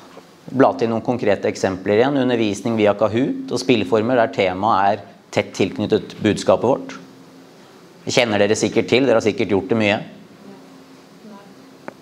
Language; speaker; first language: Norwegian; native; Norwegian